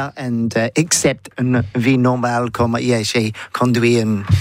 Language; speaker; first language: French; non-native, learner; English